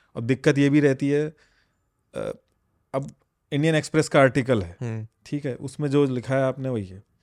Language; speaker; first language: Hindi; native; Hindi